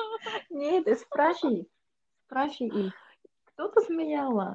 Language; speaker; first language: Russian; non-native, learner; Korean